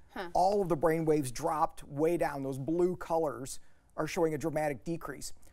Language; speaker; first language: English; native; English